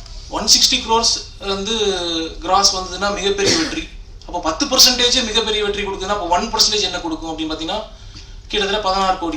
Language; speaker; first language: Tamil; native; Tamil